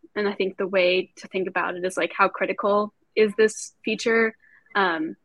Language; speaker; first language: English; non-native, fluent; German